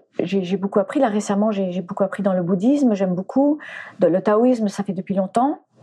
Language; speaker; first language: French; early bilingual, other home language; English